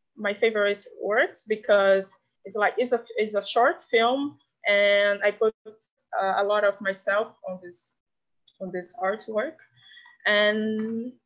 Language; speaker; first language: English; non-native, fluent; Portuguese